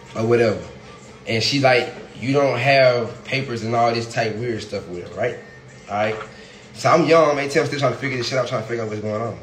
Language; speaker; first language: English; native; English